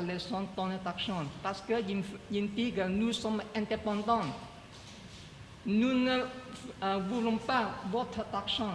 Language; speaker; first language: French; non-native, learner; Chinese